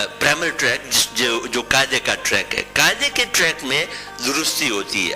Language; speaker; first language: Urdu; non-native, local second language; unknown